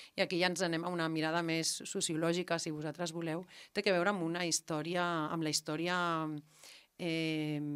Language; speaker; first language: Catalan; native; Catalan